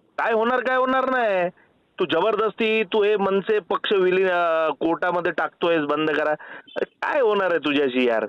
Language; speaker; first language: Marathi; non-native, local second language; Gujarati